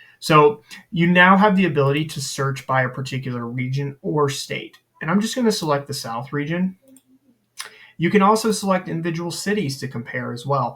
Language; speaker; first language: English; native; English